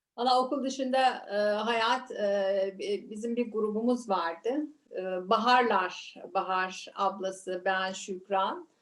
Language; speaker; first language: Turkish; native; Turkish